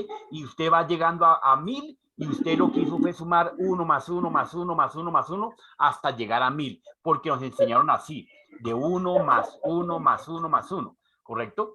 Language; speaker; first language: Spanish; native; Spanish